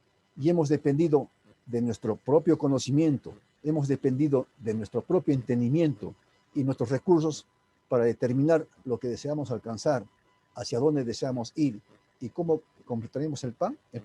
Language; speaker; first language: Spanish; native; Spanish